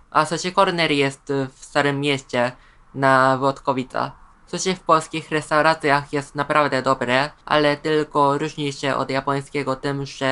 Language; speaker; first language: Polish; non-native, fluent; Japanese